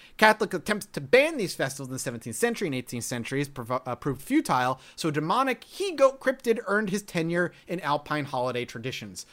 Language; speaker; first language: English; native; English